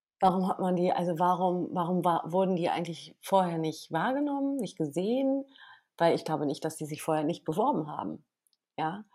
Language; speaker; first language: German; native; German